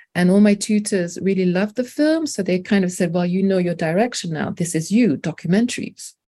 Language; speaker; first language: English; non-native, local second language; French